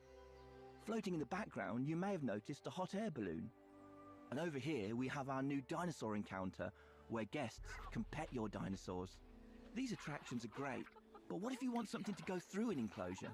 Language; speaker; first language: English; native; English